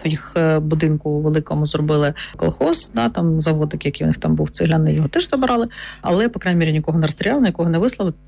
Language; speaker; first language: Ukrainian; non-native, local second language; Russian